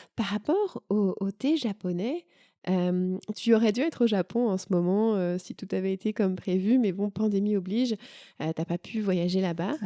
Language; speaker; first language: French; native; French